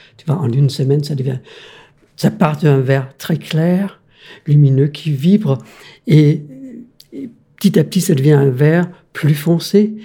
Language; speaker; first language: French; non-native, fluent; Danish